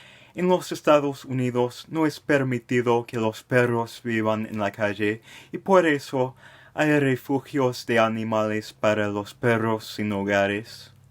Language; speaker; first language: Spanish; non-native, fluent; English